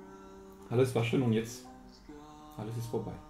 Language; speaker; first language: German; non-native, fluent; French